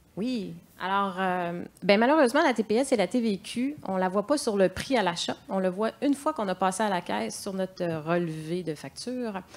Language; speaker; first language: French; native; French